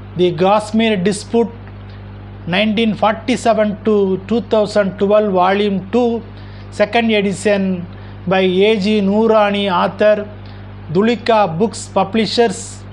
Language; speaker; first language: English; non-native, local second language; Tamil